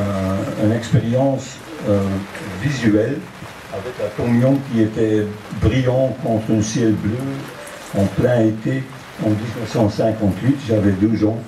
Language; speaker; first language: French; non-native, local second language; Dutch